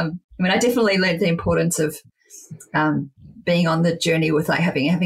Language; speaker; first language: English; native; English